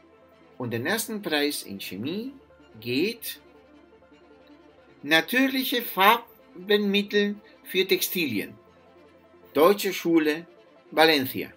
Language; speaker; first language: German; non-native, fluent; Spanish